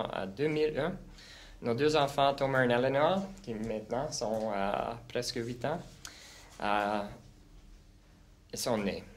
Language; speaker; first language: French; non-native, local second language; English